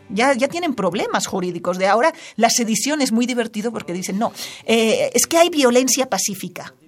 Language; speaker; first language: Spanish; non-native, local second language; Catalan